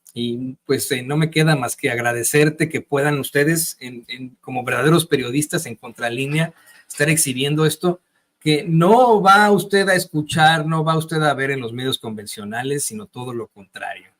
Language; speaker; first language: Spanish; native; Spanish